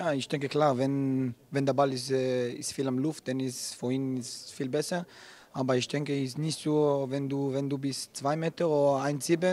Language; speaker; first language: German; non-native, learner; Hebrew